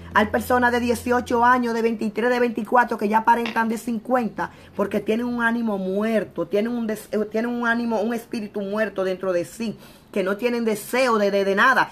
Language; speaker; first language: Spanish; native; Spanish